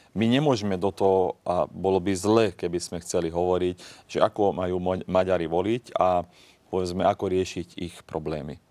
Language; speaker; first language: Slovak; non-native, local second language; Hungarian